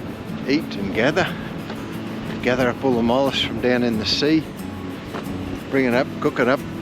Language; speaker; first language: English; native; English